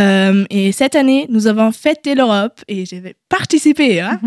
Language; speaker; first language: French; non-native, learner; German